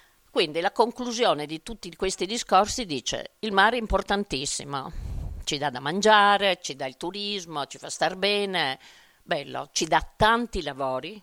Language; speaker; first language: Italian; native; Italian